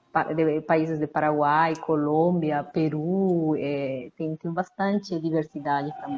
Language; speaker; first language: Portuguese; non-native, fluent; Spanish